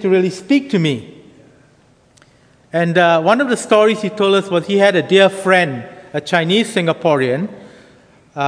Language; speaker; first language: English; native; English